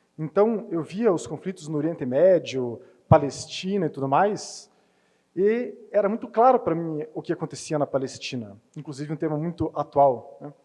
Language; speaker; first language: Portuguese; native; Portuguese